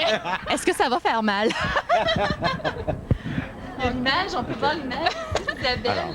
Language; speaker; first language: French; native; French